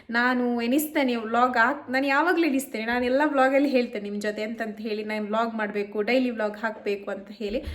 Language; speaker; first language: Kannada; non-native, local second language; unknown